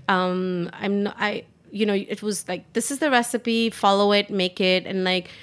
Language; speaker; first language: English; non-native, local second language; Hindi